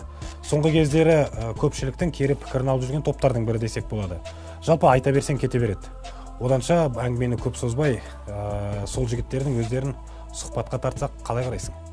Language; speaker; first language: Kazakh; native; Kazakh